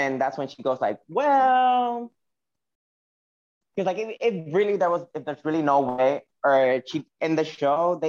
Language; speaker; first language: English; non-native, fluent; Spanish